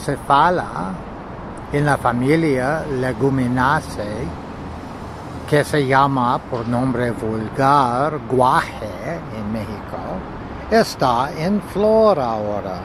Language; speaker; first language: Spanish; non-native, learner; English